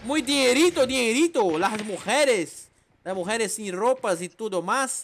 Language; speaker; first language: Spanish; non-native, learner; Portuguese